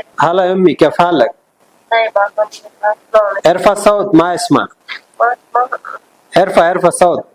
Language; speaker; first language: Arabic; non-native, learner; Telugu